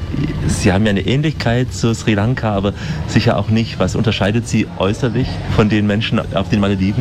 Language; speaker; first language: German; native; German